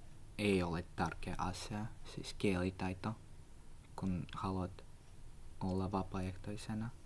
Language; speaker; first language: Finnish; non-native, learner; Russian